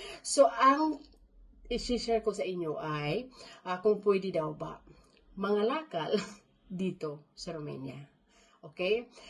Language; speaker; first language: Filipino; non-native, local second language; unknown